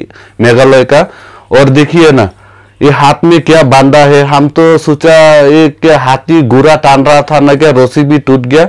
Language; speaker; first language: Hindi; non-native, local second language; Khasi